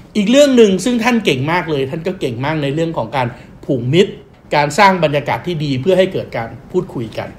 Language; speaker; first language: Thai; native; Thai